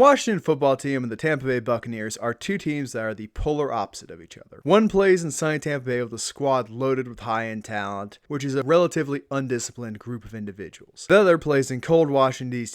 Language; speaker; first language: English; native; English